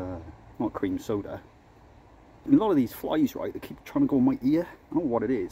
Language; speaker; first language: English; native; English